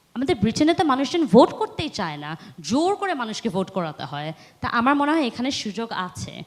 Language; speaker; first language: Bangla; early bilingual, heritage; Bangla